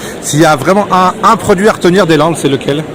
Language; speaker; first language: French; native; French